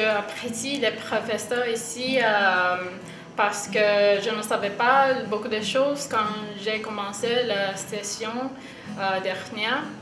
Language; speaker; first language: French; non-native, fluent; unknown